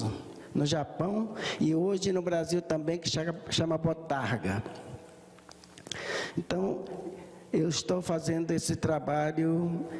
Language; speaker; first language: Portuguese; early bilingual, other home language; Japanese